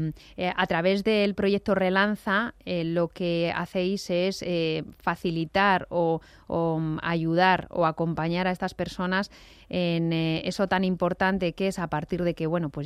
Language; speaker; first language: Spanish; native; Spanish